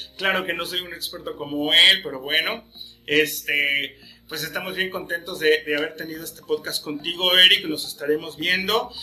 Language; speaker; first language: Spanish; native; Spanish